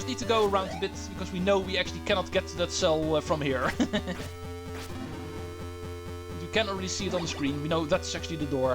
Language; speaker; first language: English; non-native, fluent; Dutch